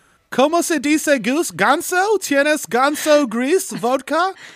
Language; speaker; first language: Spanish; early bilingual, heritage; Spanish